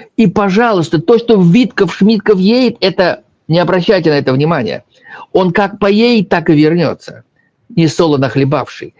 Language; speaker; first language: Russian; native; Russian